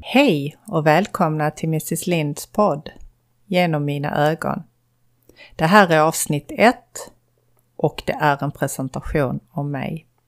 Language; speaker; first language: Swedish; early bilingual, other home language; Persian